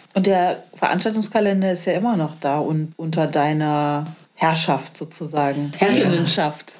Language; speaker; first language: German; native; German